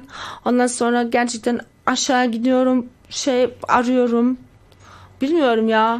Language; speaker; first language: Turkish; early bilingual, heritage; Turkish